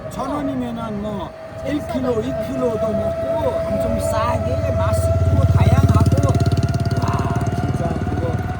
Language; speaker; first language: Korean; non-native, fluent; Nepali